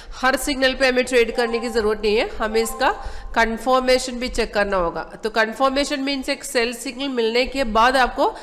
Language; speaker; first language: Hindi; non-native, local second language; Malayalam